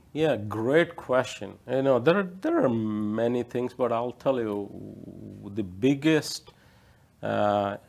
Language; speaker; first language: English; non-native, local second language; Odia